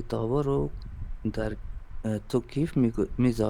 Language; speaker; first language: Persian; non-native, learner; Urdu